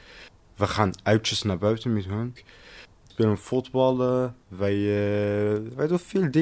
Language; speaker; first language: Dutch; non-native, learner; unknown